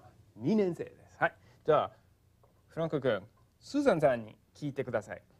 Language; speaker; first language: Japanese; non-native, fluent; English